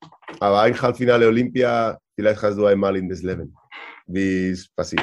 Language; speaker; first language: German; non-native, learner; Spanish